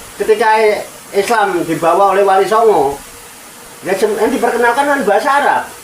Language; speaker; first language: Indonesian; non-native, local second language; Javanese